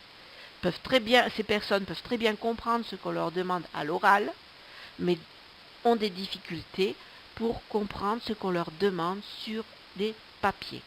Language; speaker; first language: French; native; French